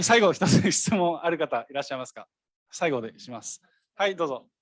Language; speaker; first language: Japanese; native; Japanese